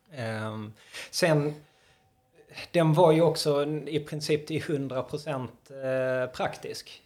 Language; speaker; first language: Swedish; native; Swedish